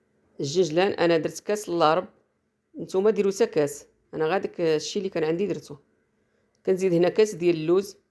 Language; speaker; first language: Arabic; native; Arabic